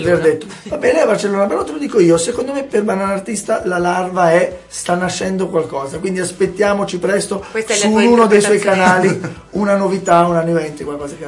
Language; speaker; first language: Italian; native; Italian